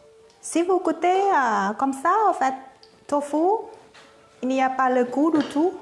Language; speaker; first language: French; non-native, learner; Thai